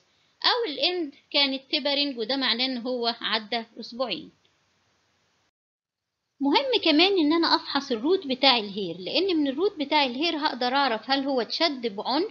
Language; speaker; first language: Arabic; native; Arabic